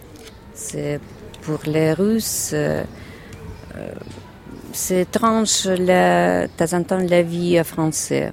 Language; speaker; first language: French; non-native, learner; Russian